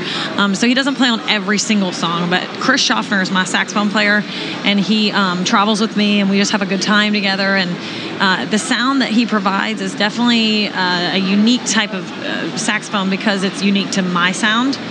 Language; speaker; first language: English; native; English